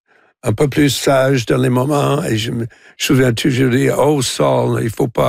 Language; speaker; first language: French; non-native, local second language; English